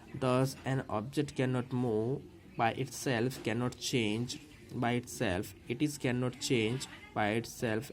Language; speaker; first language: English; non-native, local second language; Gujarati